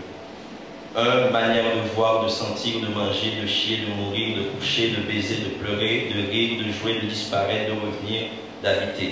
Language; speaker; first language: French; non-native, local second language; Haitian Creole